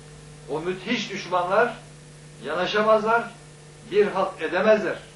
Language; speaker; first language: Turkish; native; Turkish